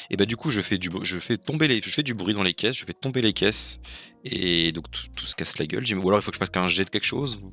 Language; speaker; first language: French; native; French